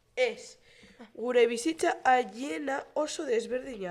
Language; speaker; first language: Basque; non-native, local second language; Spanish